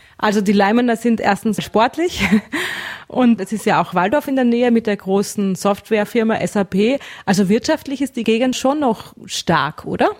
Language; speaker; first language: German; native; German